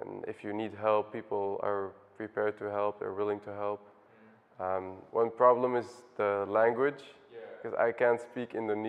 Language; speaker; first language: English; non-native, fluent; Dutch